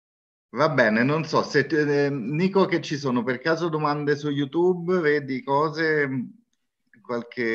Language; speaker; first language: Italian; native; Italian